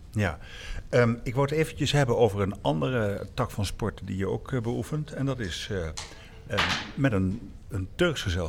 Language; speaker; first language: Dutch; native; Dutch